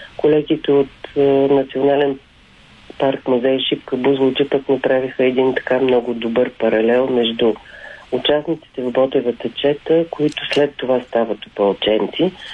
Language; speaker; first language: Bulgarian; native; Bulgarian